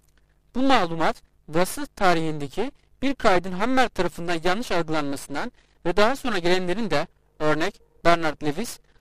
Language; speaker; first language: Turkish; native; Turkish